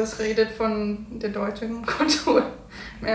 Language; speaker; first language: German; non-native, learner; English